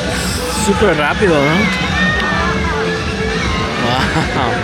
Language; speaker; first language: Spanish; non-native, learner; Korean